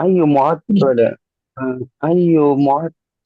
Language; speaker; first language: Arabic; non-native, learner; Bangla